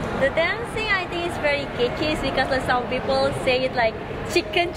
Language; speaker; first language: English; non-native, learner; Indonesian